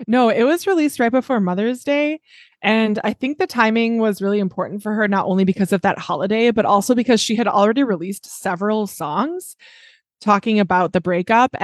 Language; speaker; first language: English; native; English